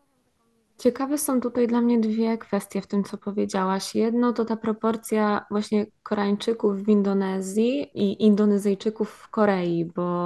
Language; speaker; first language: Polish; native; Polish